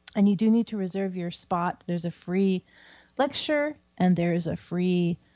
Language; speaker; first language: English; native; English